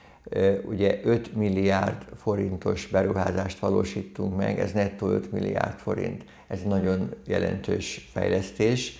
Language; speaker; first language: Hungarian; native; Hungarian